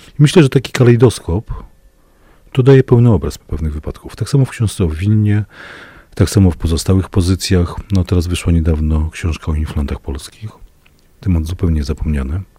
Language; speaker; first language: Polish; native; Polish